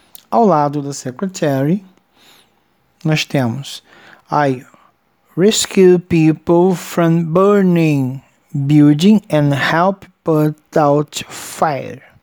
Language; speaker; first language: English; non-native, fluent; Portuguese